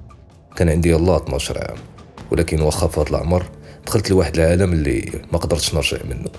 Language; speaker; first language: Arabic; native; Arabic